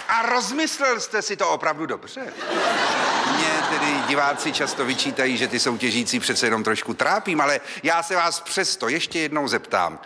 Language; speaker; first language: Czech; native; Czech